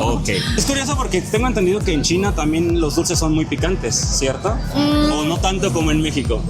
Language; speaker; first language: Spanish; native; Spanish